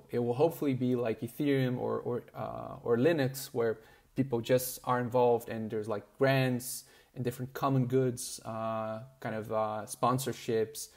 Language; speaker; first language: English; non-native, fluent; Portuguese